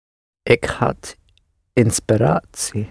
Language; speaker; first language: Dutch; non-native, learner; English